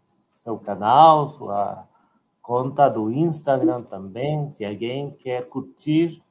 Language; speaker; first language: Portuguese; non-native, learner; Spanish